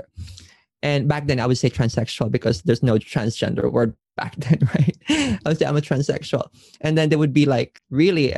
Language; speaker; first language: English; non-native, local second language; Filipino